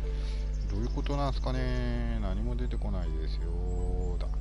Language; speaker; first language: Japanese; native; Japanese